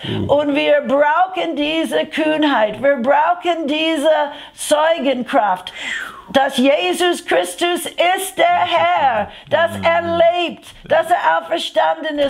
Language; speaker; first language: German; non-native, fluent; English